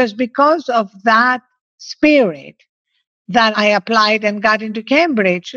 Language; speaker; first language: English; non-native, fluent; Greek